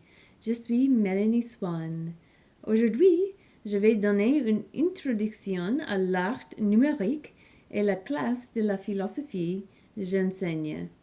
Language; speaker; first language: French; non-native, learner; English